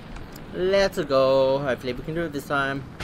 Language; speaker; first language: English; native; English